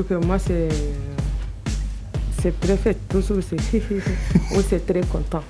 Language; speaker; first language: French; non-native, learner; Arabic